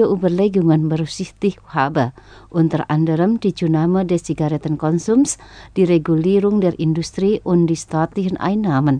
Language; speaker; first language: German; non-native, fluent; Indonesian